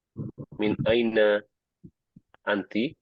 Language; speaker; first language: Arabic; non-native, learner; Indonesian